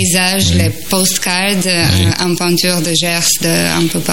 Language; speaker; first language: French; non-native, fluent; Croatian